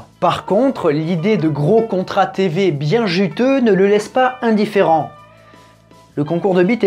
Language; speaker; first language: French; native; French